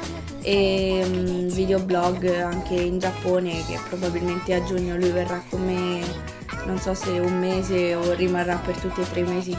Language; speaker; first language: Italian; native; Italian